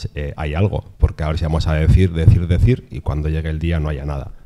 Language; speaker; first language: Spanish; non-native, local second language; Basque